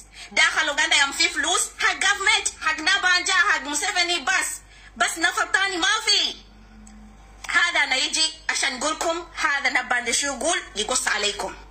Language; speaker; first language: Arabic; non-native, learner; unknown